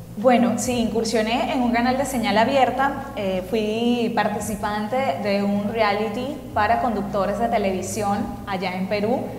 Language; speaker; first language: Spanish; native; Spanish